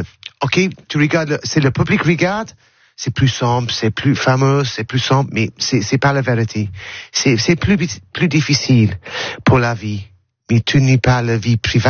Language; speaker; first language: French; non-native, learner; English